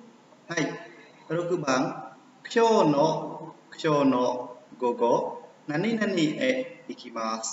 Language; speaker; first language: Japanese; non-native, fluent; Khmer